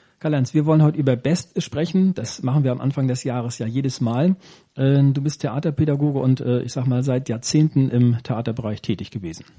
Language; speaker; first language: German; native; German